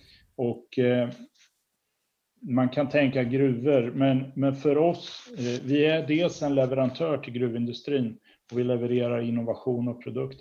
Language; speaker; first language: Swedish; native; Swedish